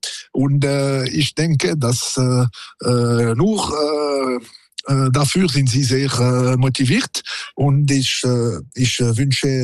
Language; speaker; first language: German; non-native, local second language; French